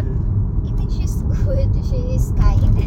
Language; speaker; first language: English; non-native, local second language; Waray